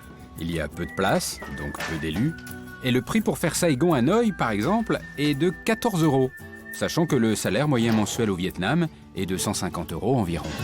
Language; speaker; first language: French; native; French